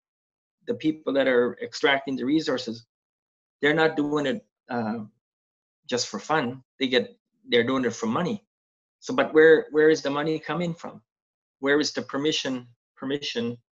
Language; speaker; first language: English; non-native, fluent; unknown